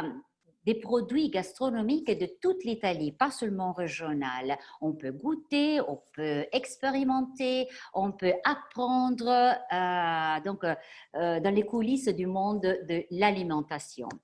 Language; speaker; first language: French; non-native, fluent; Italian